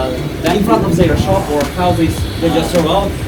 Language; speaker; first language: English; non-native, learner; Russian